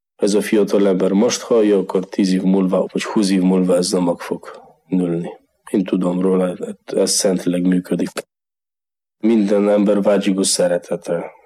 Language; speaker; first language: Hungarian; non-native, fluent; Polish